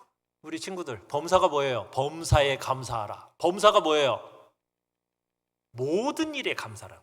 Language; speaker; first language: Korean; native; Korean